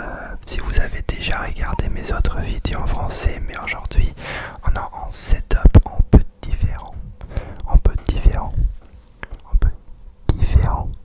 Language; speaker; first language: French; non-native, fluent; English